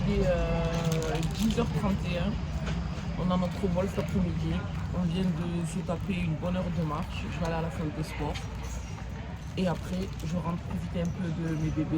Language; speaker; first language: French; native; French